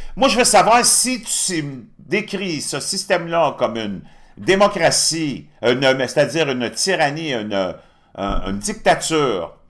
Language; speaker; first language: French; native; French